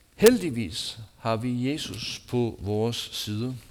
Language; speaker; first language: Danish; non-native, fluent; English